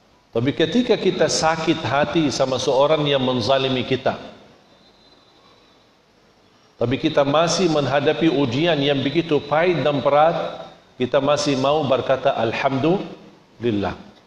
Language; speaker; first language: Indonesian; non-native, fluent; Arabic